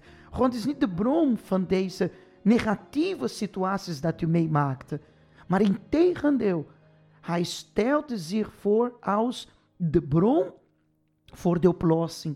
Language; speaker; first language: Dutch; non-native, fluent; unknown